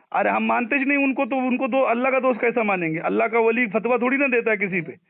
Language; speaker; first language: Hindi; native; Hindi